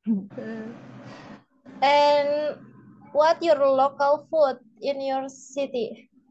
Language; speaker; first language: English; non-native, learner; Indonesian